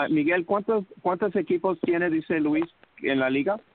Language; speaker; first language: Spanish; early bilingual, heritage; English